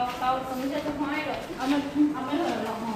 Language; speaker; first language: Chinese; non-native, fluent; Lao